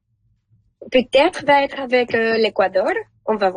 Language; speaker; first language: French; non-native, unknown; Spanish